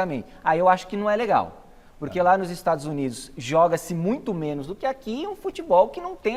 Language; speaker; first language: Portuguese; native; Portuguese